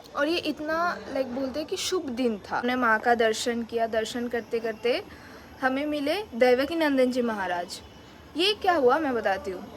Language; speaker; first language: Hindi; non-native, local second language; Bangla